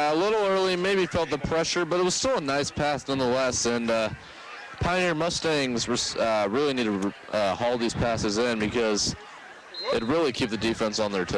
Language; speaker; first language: English; native; English